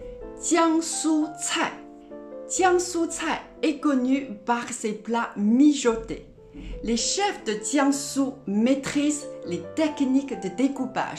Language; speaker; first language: French; non-native, fluent; Chinese